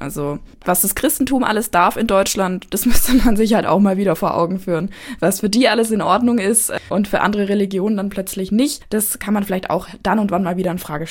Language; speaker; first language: German; native; German